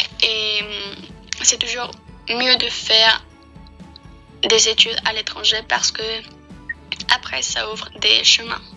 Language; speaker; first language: French; non-native, fluent; Spanish